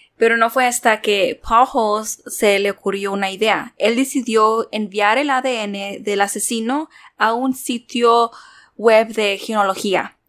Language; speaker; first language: Spanish; early bilingual, heritage; Spanish